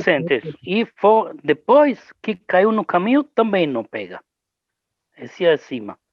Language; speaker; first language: Portuguese; non-native, learner; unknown